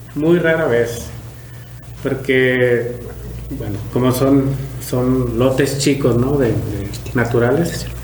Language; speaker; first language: Spanish; native; Spanish